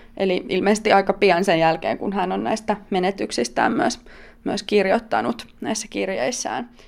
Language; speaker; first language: Finnish; native; Finnish